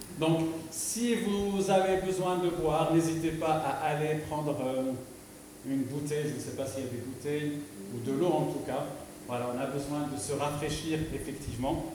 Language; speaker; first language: French; non-native, local second language; Arabic